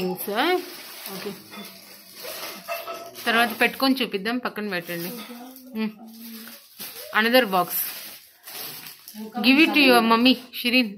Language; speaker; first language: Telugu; native; Telugu